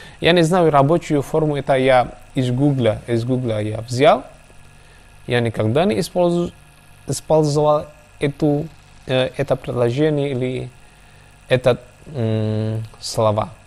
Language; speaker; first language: Russian; non-native, learner; Javanese